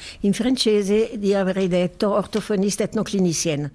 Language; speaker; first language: Italian; native; Italian